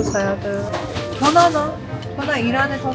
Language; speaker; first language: Korean; non-native, learner; Persian